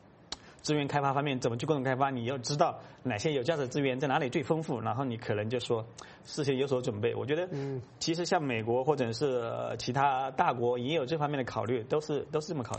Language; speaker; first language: Chinese; native; Chinese